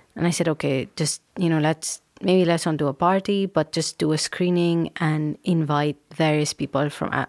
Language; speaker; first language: English; non-native, local second language; Urdu